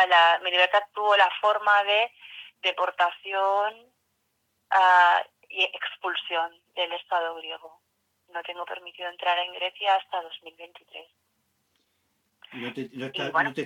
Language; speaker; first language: Spanish; native; Spanish